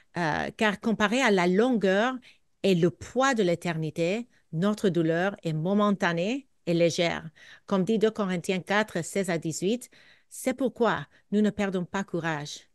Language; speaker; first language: French; non-native, fluent; English